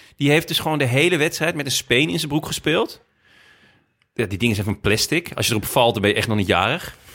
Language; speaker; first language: Dutch; native; Dutch